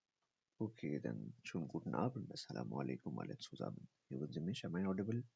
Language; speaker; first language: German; non-native, fluent; Urdu